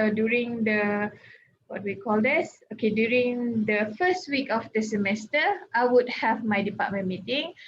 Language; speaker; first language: English; non-native, local second language; Malay